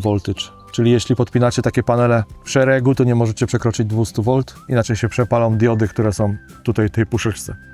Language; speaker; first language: Polish; native; Polish